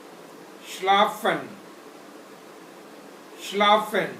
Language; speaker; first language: German; non-native, fluent; Hindi